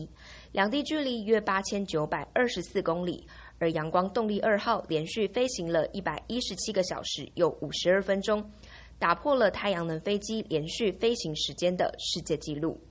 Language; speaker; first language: Chinese; native; Chinese